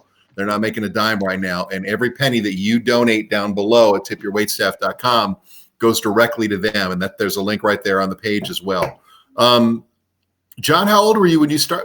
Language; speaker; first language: English; native; English